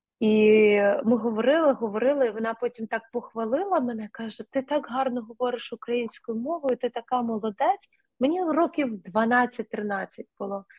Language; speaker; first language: Ukrainian; non-native, local second language; Russian